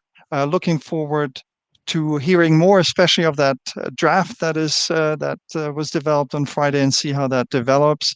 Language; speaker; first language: English; non-native, fluent; German